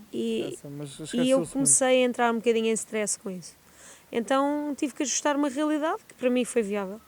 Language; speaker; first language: Portuguese; native; Portuguese